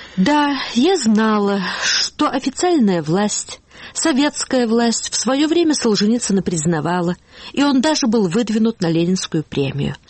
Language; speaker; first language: Russian; native; Russian